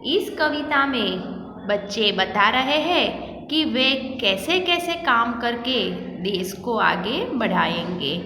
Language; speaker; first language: Hindi; non-native, local second language; Gujarati